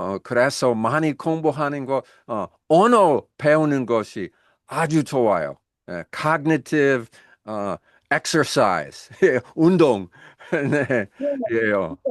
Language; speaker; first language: Korean; non-native, learner; English